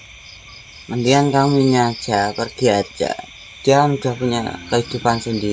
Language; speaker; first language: Indonesian; native; Indonesian